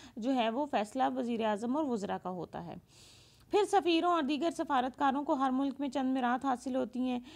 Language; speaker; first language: Urdu; non-native, local second language; Punjabi